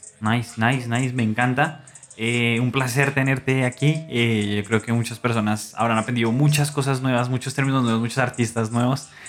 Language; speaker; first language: Spanish; native; Spanish